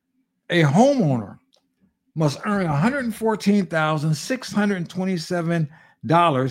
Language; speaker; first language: English; native; English